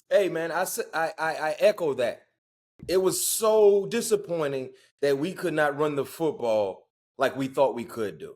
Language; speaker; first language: English; native; English